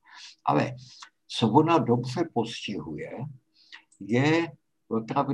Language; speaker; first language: Czech; native; Czech